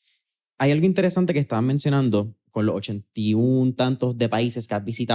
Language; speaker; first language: Spanish; native; Spanish